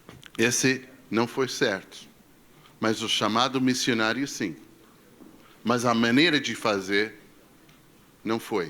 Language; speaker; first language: Portuguese; non-native, fluent; English